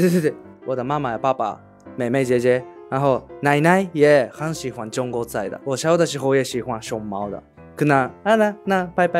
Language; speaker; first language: Chinese; non-native, learner; Japanese